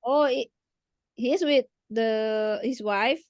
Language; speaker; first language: English; non-native, learner; Indonesian